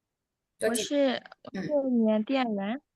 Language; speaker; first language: Chinese; non-native, learner; Burmese